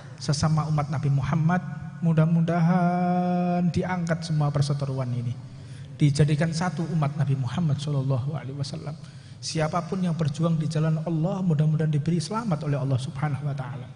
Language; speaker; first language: Indonesian; non-native, local second language; Javanese